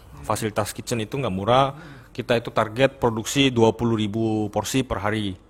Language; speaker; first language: Indonesian; early bilingual, other home language; Korean